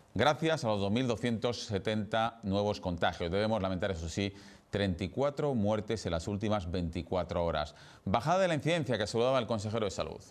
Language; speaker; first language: Spanish; native; Spanish